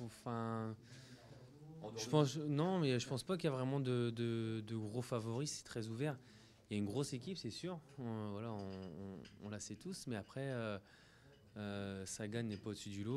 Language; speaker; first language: French; native; French